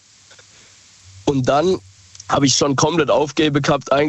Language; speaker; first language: German; native; German